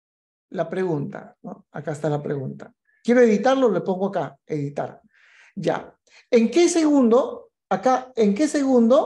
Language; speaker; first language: Spanish; native; Spanish